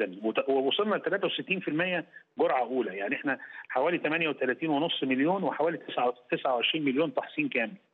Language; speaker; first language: Arabic; native; Arabic